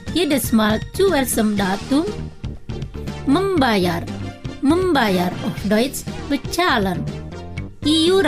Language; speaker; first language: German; non-native, fluent; Indonesian